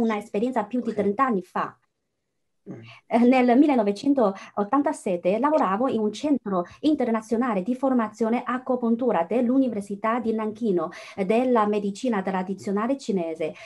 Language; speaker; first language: Italian; non-native, fluent; Chinese